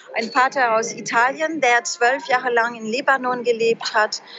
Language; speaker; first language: German; non-native, fluent; French